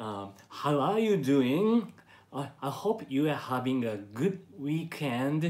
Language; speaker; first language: English; non-native, learner; Japanese